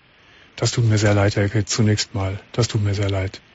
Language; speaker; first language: German; native; German